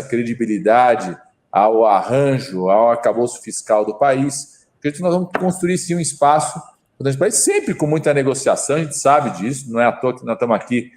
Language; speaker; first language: Portuguese; native; Portuguese